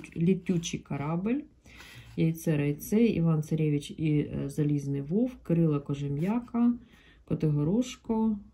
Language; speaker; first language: Ukrainian; non-native, local second language; Russian